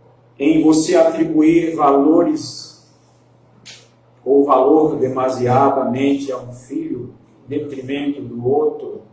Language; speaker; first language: Portuguese; native; Portuguese